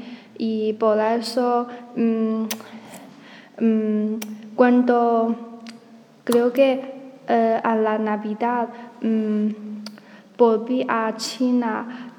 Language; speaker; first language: Spanish; non-native, learner; Chinese